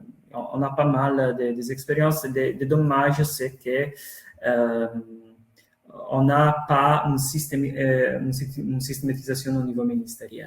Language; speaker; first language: French; non-native, fluent; Italian